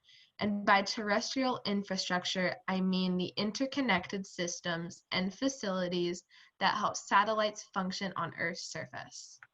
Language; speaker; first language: English; native; English